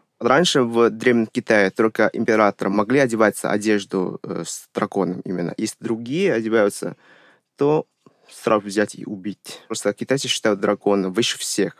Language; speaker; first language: Russian; non-native, fluent; Chinese